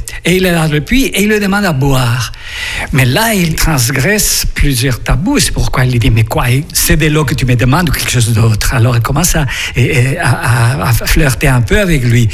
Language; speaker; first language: French; non-native, fluent; Spanish